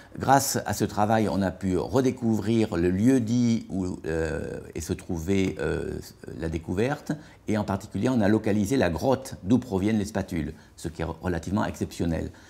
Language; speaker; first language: French; native; French